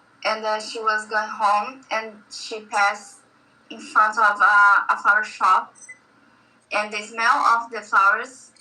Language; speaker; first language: English; non-native, learner; Portuguese